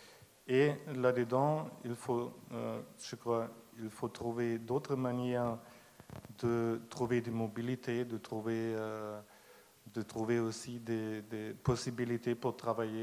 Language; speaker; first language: French; non-native, fluent; German